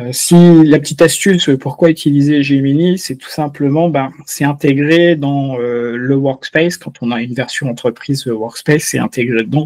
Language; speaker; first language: French; native; French